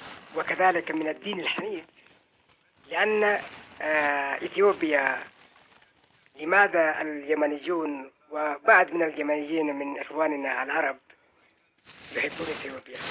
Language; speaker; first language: Arabic; non-native, fluent; Oromo